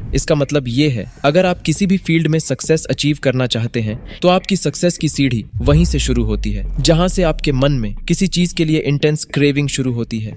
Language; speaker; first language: Hindi; native; Hindi